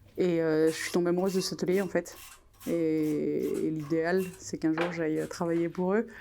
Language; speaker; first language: French; native; French